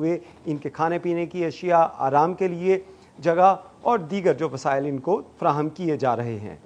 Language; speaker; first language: Urdu; native; Urdu